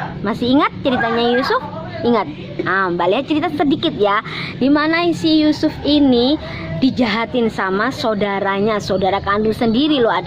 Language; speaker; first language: Indonesian; non-native, local second language; Javanese